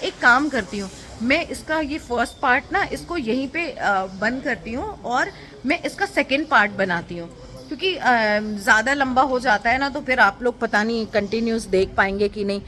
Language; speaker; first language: Hindi; native; Hindi